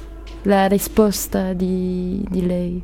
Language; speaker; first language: Italian; non-native, learner; French